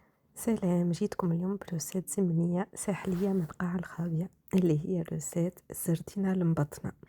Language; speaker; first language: Arabic; native; Arabic